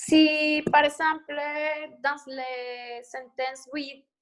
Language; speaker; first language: French; non-native, learner; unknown